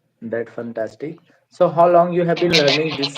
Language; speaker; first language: English; non-native, fluent; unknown